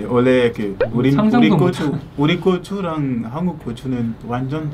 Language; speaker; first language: Korean; non-native, learner; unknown